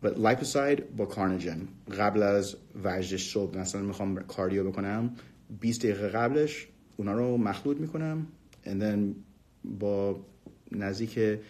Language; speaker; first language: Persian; early bilingual, heritage; Persian